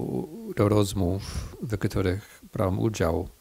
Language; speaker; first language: Polish; non-native, fluent; English